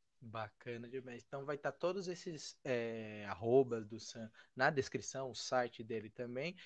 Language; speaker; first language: Portuguese; native; Portuguese